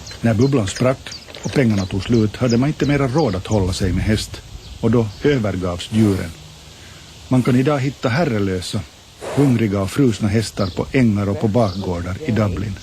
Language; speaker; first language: Swedish; native; Swedish